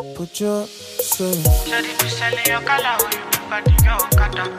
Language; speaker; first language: English; non-native, local second language; Yoruba